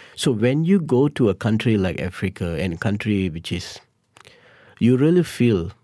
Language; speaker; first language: English; non-native, local second language; Tamil